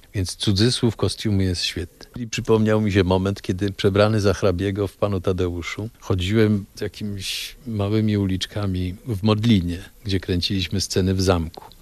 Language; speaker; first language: Polish; native; Polish